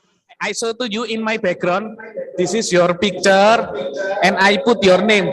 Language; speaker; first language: English; non-native, learner; Indonesian